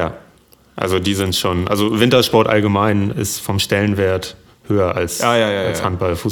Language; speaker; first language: German; native; German